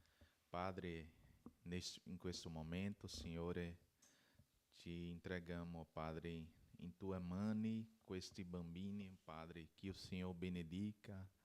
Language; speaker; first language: Italian; non-native, learner; Portuguese